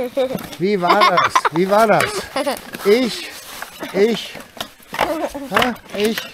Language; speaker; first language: German; native; German